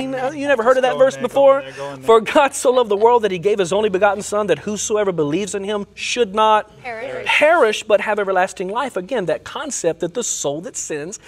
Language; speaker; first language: English; native; English